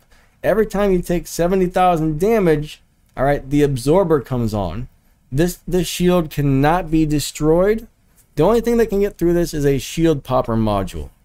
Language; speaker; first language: English; native; English